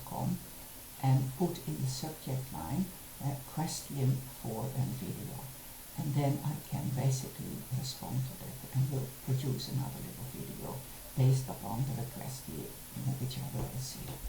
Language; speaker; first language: English; non-native, fluent; Dutch